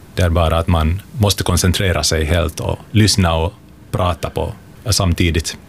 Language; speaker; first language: Swedish; non-native, local second language; Finnish